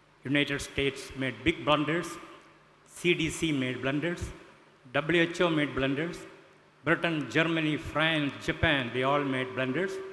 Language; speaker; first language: English; non-native, local second language; Malayalam